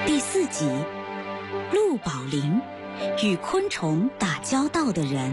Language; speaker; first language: Chinese; native; Chinese